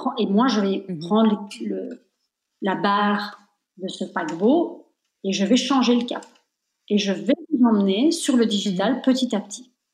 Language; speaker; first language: French; native; French